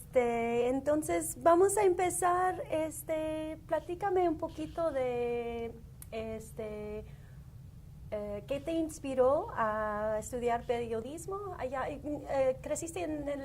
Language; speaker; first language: Spanish; early bilingual, heritage; Spanish